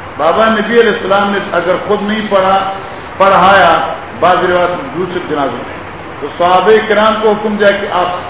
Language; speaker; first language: Urdu; non-native, local second language; Northern Hindko